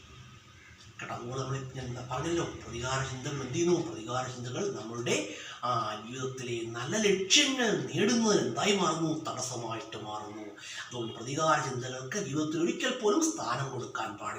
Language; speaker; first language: Malayalam; native; Malayalam